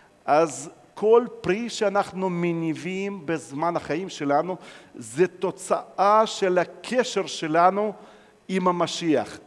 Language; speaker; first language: Hebrew; non-native, fluent; Russian